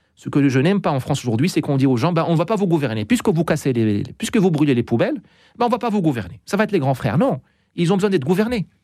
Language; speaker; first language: French; non-native, local second language; Arabic